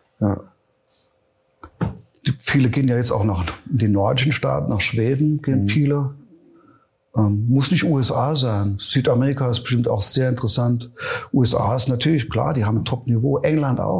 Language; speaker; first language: German; native; German